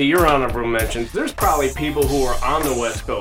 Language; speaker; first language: English; native; English